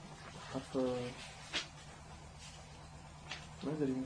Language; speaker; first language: Arabic; non-native, learner; French